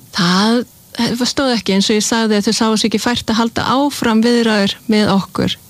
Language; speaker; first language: Icelandic; non-native, fluent; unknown